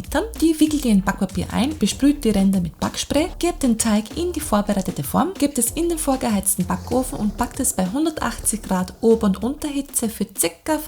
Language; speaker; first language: German; native; German